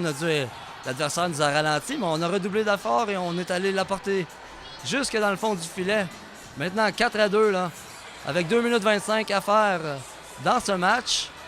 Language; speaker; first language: French; native; French